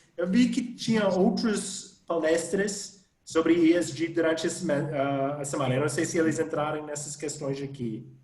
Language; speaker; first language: Portuguese; non-native, fluent; English